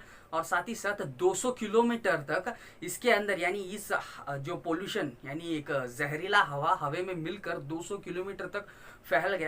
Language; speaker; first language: Hindi; non-native, local second language; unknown